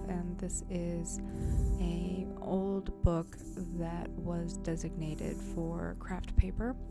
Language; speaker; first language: English; native; English